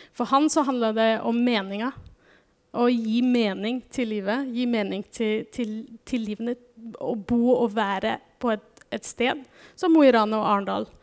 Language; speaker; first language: Norwegian; non-native, fluent; German